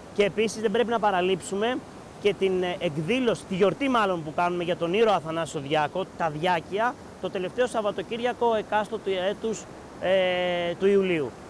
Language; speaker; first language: Greek; native; Greek